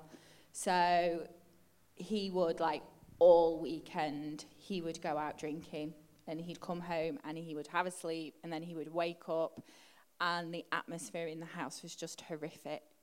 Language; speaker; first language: English; native; English